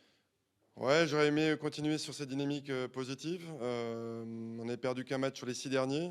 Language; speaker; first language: French; native; French